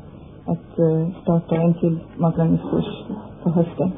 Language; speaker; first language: Swedish; non-native, fluent; Persian